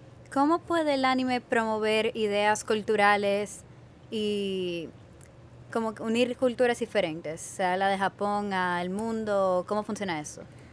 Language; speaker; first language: Spanish; early bilingual, heritage; Spanish